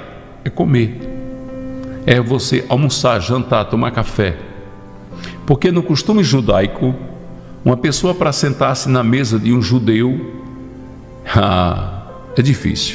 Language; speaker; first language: Portuguese; native; Portuguese